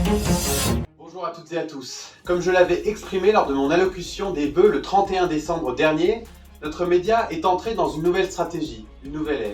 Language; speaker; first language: French; native; French